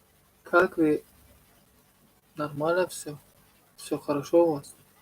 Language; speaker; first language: Russian; non-native, learner; Tajik